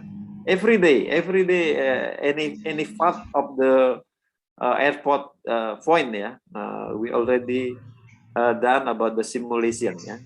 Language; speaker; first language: English; non-native, learner; Indonesian